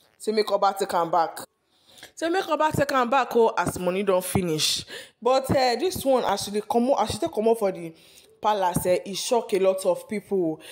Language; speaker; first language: Nigerian Pidgin; non-native, local second language; Yoruba